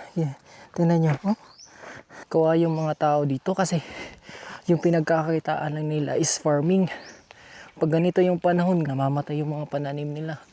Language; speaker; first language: Filipino; non-native, local second language; Cebuano